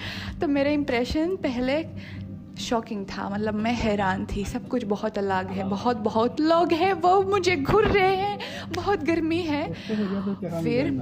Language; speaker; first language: Hindi; non-native, fluent; Russian